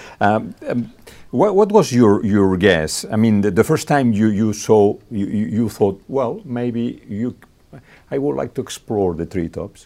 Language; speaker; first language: English; non-native, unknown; Catalan